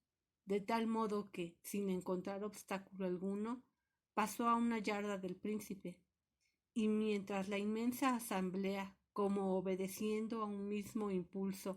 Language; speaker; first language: Spanish; native; Spanish